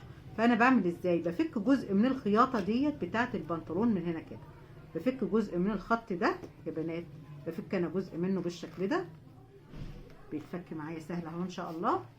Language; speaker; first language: Arabic; native; Arabic